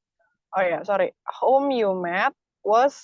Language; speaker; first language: English; non-native, learner; Indonesian